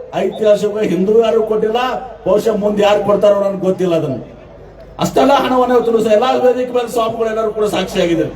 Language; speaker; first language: Kannada; native; Kannada